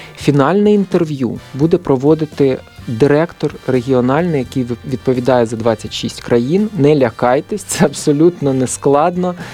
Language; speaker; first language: Ukrainian; native; Ukrainian